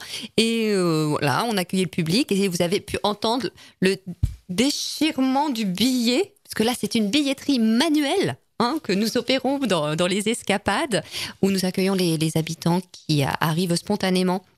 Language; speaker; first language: French; native; French